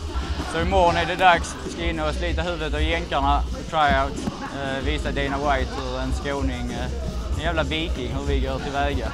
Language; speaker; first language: Swedish; native; Swedish